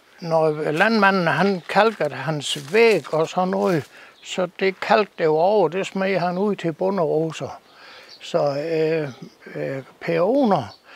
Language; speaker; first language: Danish; native; Danish